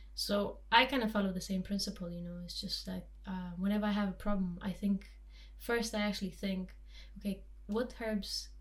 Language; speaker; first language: English; non-native, fluent; Romanian